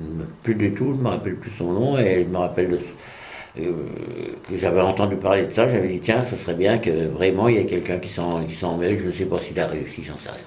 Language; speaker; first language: French; native; French